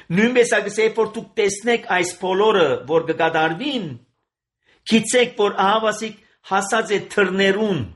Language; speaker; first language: Armenian; native; Armenian